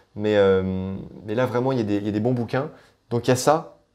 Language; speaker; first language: French; native; French